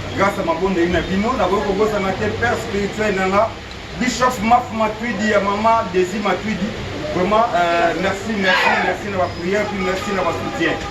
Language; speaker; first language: Lingala; native; Lingala